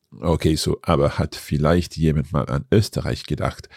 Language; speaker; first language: German; non-native, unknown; English